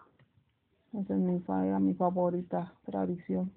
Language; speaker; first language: Spanish; native; Spanish